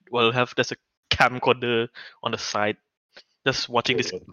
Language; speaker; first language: English; non-native, local second language; Malay